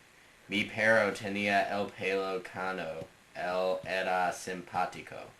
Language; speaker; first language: Spanish; non-native, learner; English